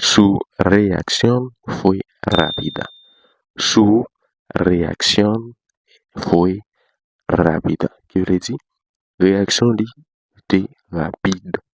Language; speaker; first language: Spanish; non-native, learner; Haitian Creole